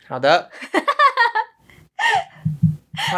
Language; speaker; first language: Chinese; non-native, learner; English